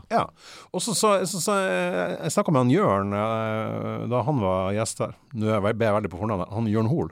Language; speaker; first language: Norwegian; native; Norwegian